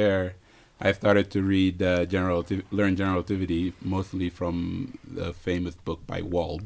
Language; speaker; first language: English; non-native, fluent; Wolof